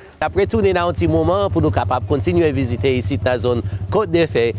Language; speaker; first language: Haitian Creole; native; Haitian Creole